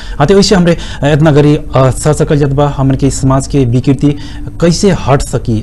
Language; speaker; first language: Bhojpuri; non-native, local second language; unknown